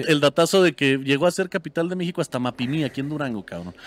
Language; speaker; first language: Spanish; native; Spanish